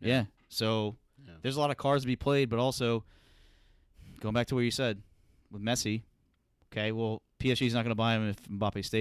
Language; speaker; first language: English; native; English